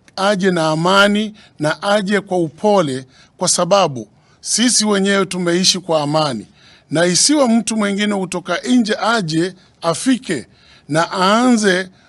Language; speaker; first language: Swahili; native; Swahili